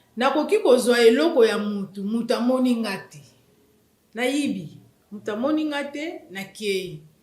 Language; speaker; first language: Lingala; non-native, local second language; Kongo